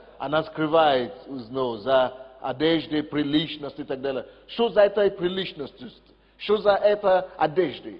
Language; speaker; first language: Russian; non-native, fluent; Yoruba